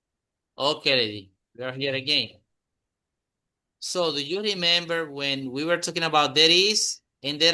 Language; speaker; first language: English; non-native, fluent; Spanish